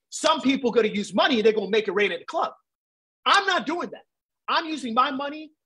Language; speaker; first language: English; native; English